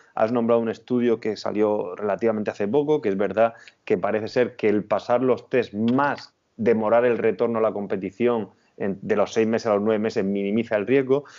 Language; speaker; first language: Spanish; native; Spanish